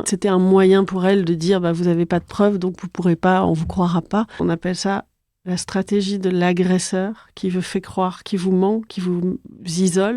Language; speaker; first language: French; native; French